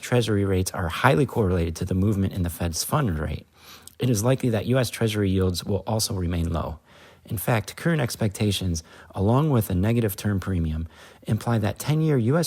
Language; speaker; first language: English; native; English